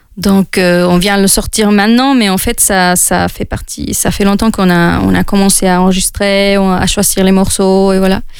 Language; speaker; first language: French; non-native, fluent; Spanish